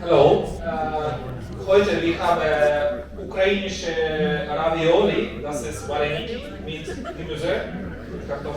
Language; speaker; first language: German; non-native, learner; Ukrainian